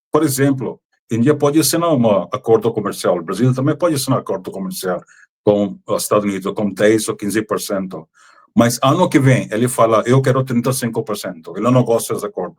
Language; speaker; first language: Portuguese; non-native, fluent; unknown